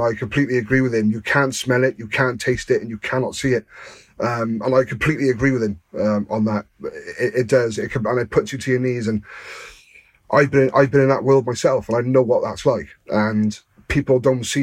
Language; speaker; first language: English; native; English